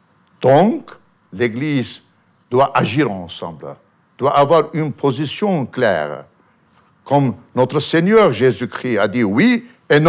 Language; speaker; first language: French; non-native, fluent; Armenian